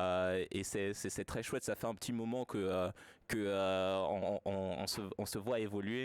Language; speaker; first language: French; native; French